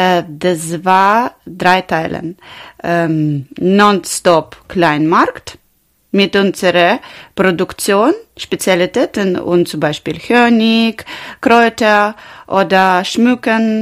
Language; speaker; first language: German; non-native, learner; Ukrainian